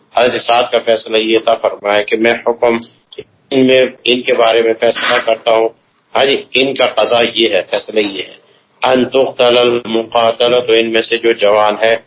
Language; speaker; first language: Urdu; non-native, local second language; Pashto